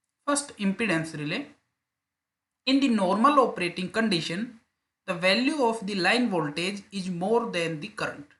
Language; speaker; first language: English; non-native, local second language; Hindi